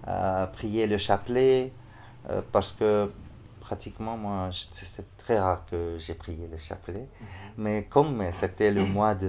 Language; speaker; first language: French; non-native, fluent; Arabic